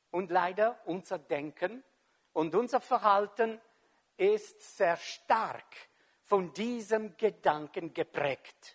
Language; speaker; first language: German; non-native, fluent; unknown